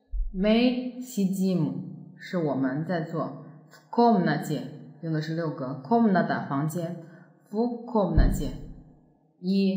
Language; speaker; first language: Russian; non-native, fluent; Chinese